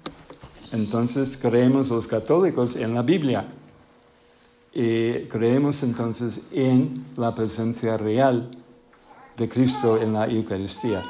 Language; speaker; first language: Spanish; non-native, fluent; English